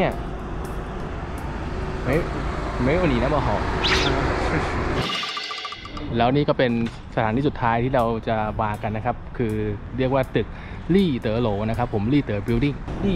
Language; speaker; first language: Thai; native; Thai